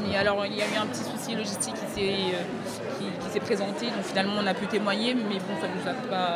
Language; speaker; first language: French; native; French